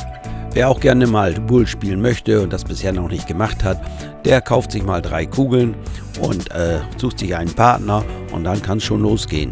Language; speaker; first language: German; native; German